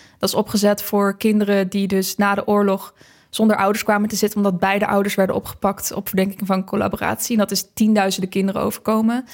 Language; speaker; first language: Dutch; native; Dutch